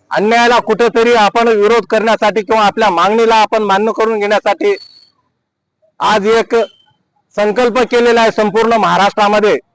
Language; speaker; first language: Marathi; non-native, local second language; Lambadi